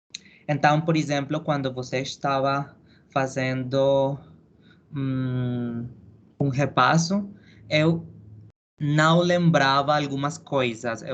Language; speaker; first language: Portuguese; non-native, learner; Spanish